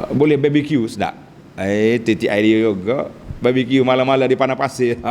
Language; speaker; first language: Malay; native; Malay